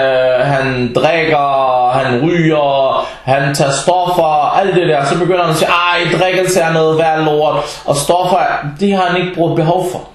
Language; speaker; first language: Danish; early bilingual, other home language; Arabic